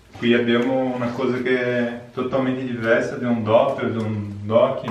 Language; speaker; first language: Italian; non-native, learner; Portuguese